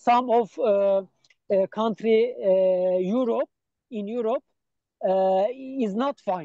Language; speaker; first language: English; non-native, learner; Turkish